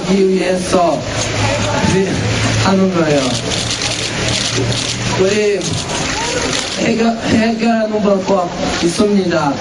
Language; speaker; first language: Korean; non-native, learner; Portuguese